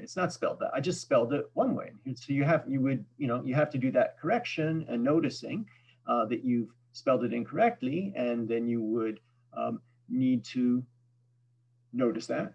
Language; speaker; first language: English; native; English